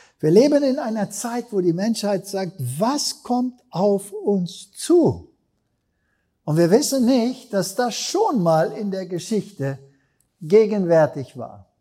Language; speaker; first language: German; non-native, fluent; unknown